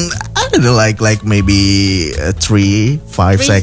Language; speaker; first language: English; non-native, fluent; Indonesian